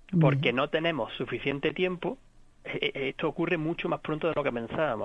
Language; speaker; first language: Spanish; native; Spanish